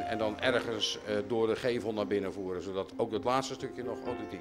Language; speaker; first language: Dutch; native; Dutch